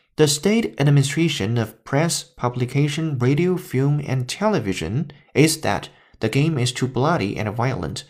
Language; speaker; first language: English; non-native, fluent; Chinese